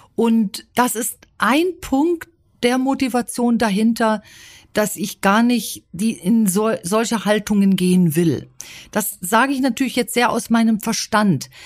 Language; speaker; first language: German; native; German